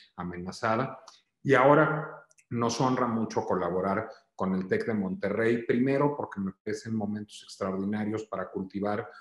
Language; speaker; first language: Spanish; native; Spanish